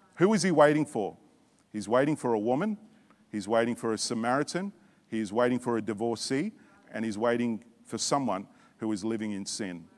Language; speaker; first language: English; native; English